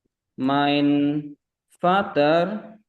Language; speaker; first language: German; non-native, fluent; Indonesian